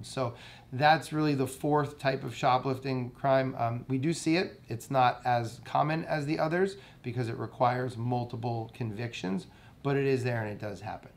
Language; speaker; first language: English; native; English